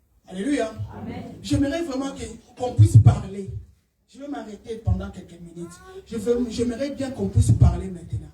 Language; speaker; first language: French; non-native, local second language; Lingala